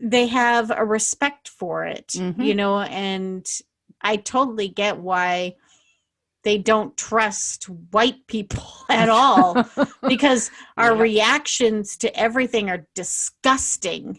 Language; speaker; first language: English; native; English